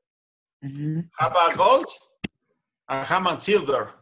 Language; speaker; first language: English; non-native, learner; Spanish